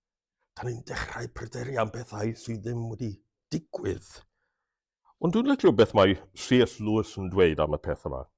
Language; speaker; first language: Welsh; non-native, fluent; English